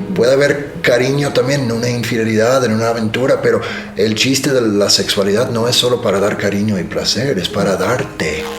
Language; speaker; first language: Spanish; non-native, fluent; English